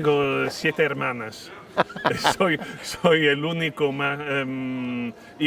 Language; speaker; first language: Spanish; non-native, fluent; French